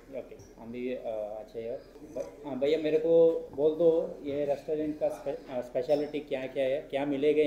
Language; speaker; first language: Hindi; non-native, local second language; Telugu